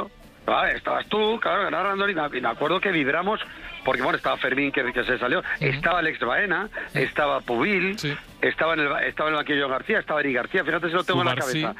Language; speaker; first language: Spanish; native; Spanish